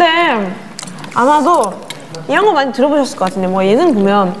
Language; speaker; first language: Korean; native; Korean